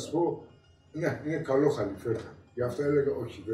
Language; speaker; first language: Greek; non-native, learner; Persian